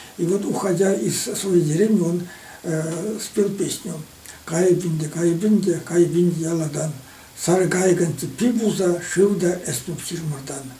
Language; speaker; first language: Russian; non-native, local second language; Chuvash